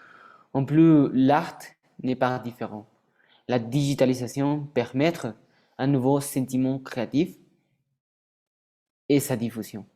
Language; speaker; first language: French; non-native, learner; Spanish